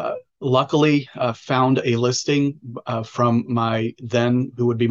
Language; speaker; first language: English; native; English